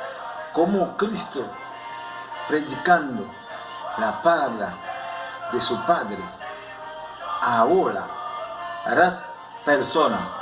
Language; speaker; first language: Spanish; non-native, learner; Haitian Creole